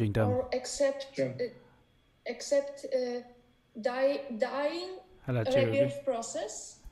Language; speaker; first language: English; non-native, learner; Vietnamese